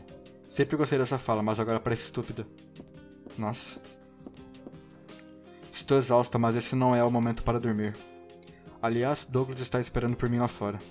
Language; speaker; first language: Portuguese; native; Portuguese